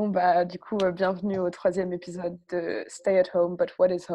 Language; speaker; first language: French; early bilingual, other home language; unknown